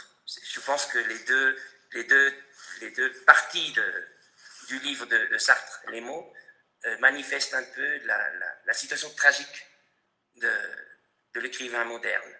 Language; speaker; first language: French; non-native, fluent; Spanish